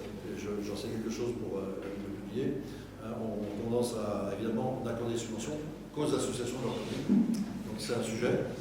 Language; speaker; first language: French; native; French